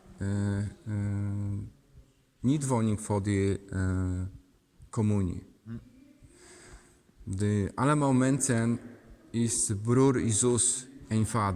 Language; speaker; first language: Dutch; non-native, learner; Polish